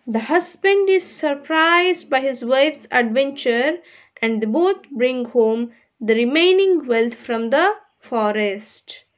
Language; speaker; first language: English; non-native, local second language; Kannada